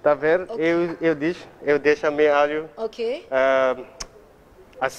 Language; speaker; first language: Portuguese; non-native, learner; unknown